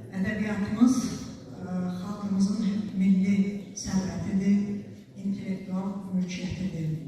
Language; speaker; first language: Azerbaijani; native; Azerbaijani